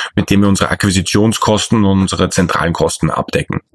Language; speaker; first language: German; native; German